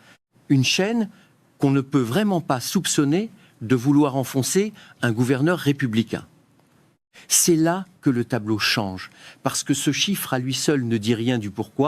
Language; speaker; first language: French; native; French